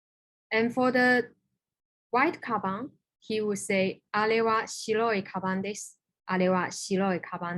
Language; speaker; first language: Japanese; non-native, fluent; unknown